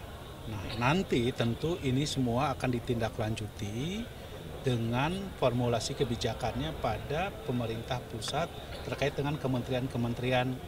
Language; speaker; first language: Indonesian; native; Indonesian